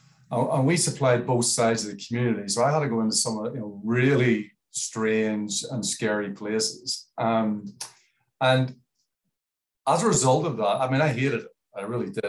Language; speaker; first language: English; native; English